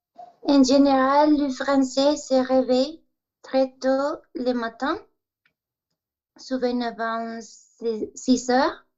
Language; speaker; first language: French; non-native, learner; Spanish